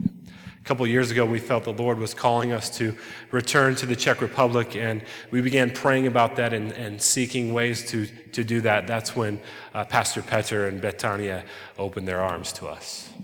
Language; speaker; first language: English; native; English